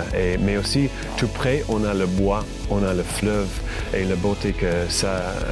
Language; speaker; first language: French; non-native, fluent; English